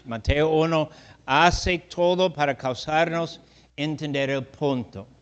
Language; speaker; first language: Spanish; non-native, fluent; English